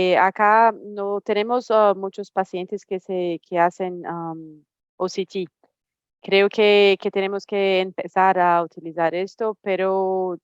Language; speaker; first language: Spanish; non-native, fluent; Portuguese